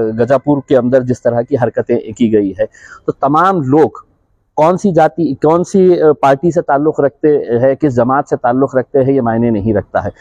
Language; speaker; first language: Urdu; native; Urdu